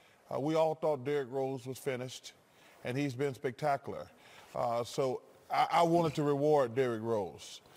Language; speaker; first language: English; native; English